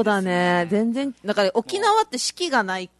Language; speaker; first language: Japanese; native; Japanese